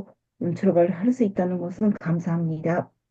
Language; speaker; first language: Korean; native; Korean